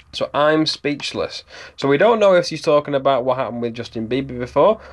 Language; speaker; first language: English; native; English